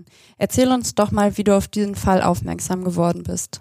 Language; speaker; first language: German; native; German